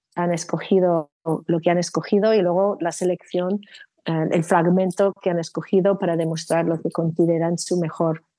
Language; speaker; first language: Spanish; non-native, fluent; English